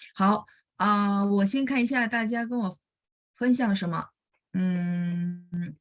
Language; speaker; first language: Chinese; non-native, fluent; Indonesian